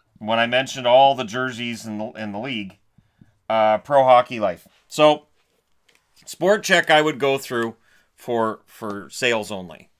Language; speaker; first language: English; native; English